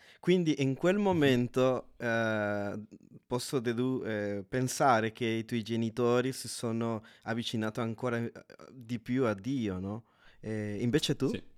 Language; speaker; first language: Italian; non-native, fluent; Spanish